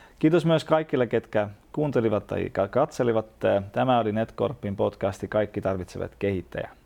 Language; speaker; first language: Finnish; non-native, fluent; Estonian